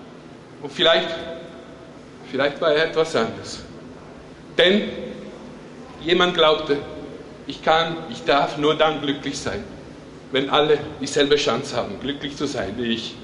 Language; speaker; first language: German; non-native, fluent; Italian